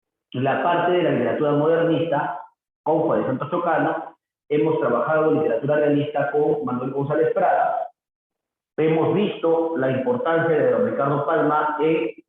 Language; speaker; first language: Spanish; native; Spanish